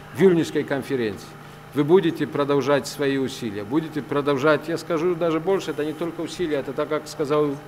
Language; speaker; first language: Russian; non-native, fluent; Polish